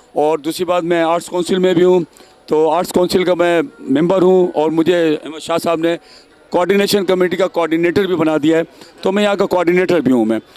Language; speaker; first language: Urdu; native; Urdu